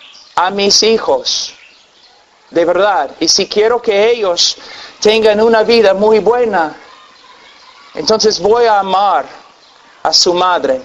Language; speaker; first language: Spanish; non-native, fluent; English